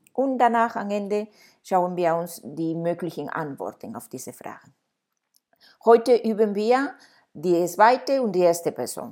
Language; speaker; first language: German; non-native, fluent; Spanish